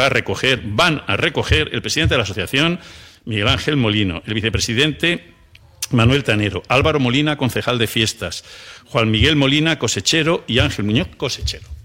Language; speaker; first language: Spanish; native; Spanish